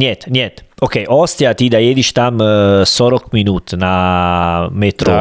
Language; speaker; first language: Russian; non-native, learner; Italian